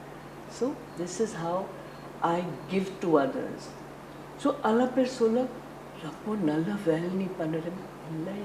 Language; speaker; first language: Tamil; non-native, learner; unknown